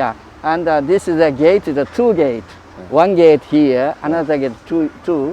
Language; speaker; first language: English; non-native, learner; Japanese